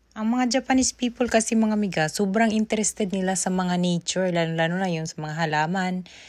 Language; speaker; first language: Filipino; native; Filipino